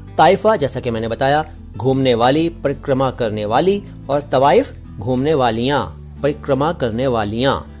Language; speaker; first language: Hindi; native; Hindi